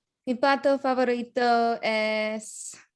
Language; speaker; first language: Spanish; non-native, learner; English